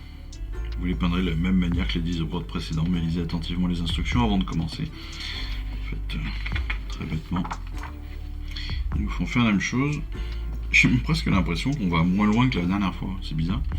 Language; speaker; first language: French; native; French